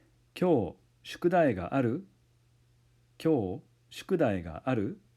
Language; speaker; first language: Japanese; non-native, fluent; English